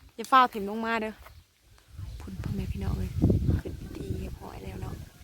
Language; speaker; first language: Thai; native; Thai